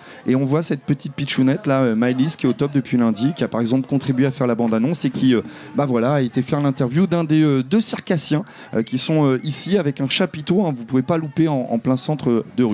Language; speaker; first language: French; native; French